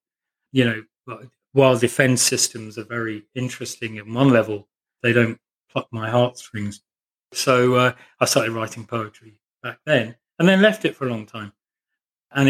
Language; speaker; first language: English; native; English